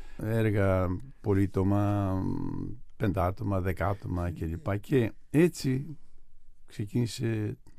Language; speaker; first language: Greek; native; Greek